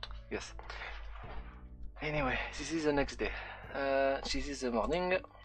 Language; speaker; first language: English; non-native, fluent; French